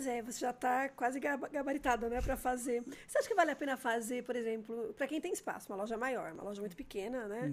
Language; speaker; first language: Portuguese; native; Portuguese